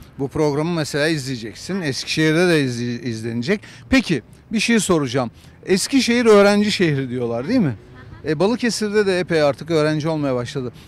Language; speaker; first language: Turkish; native; Turkish